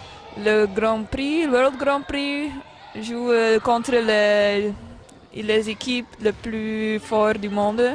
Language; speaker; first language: French; non-native, learner; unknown